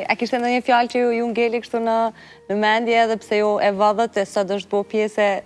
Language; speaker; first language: Albanian; native; Albanian